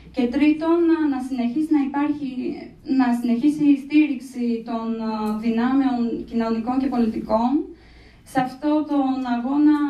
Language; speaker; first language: Greek; early bilingual, other home language; Albanian